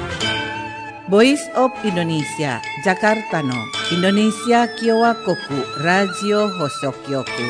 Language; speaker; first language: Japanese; non-native, fluent; Indonesian